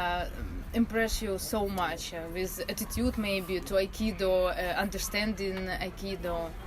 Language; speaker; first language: English; non-native, learner; Russian